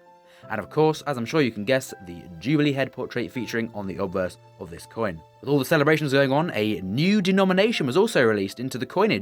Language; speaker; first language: English; native; English